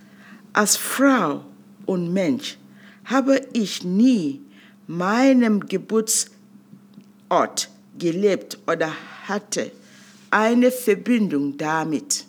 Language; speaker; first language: German; non-native, fluent; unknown